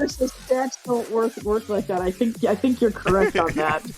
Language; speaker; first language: English; native; English